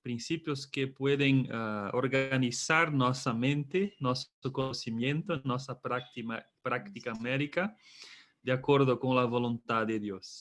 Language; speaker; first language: Spanish; non-native, fluent; Portuguese